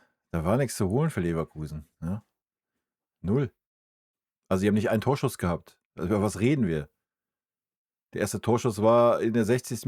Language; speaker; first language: German; native; German